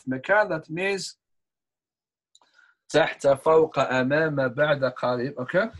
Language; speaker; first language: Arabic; non-native, fluent; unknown